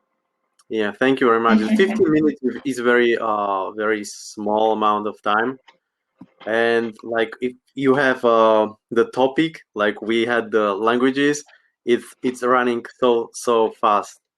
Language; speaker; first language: English; non-native, learner; Slovak